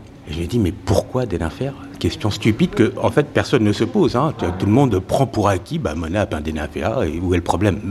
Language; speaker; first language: French; native; French